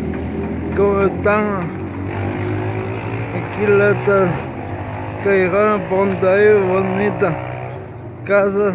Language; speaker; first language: Spanish; non-native, local second language; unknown